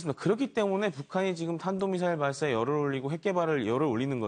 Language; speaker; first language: Korean; native; Korean